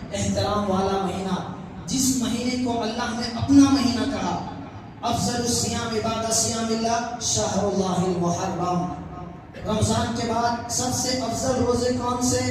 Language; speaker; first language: Urdu; native; Urdu